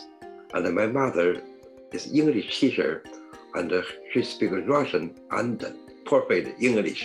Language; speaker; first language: English; non-native, learner; Chinese